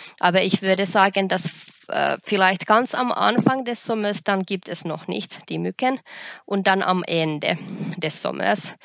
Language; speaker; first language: German; non-native, fluent; Finnish